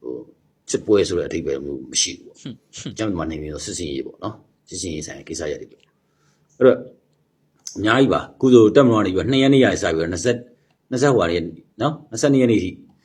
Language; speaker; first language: Burmese; native; Burmese